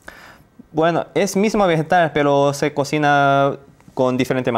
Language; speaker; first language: Spanish; non-native, learner; Korean